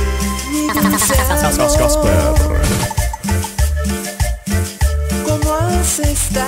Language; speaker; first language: Spanish; native; Spanish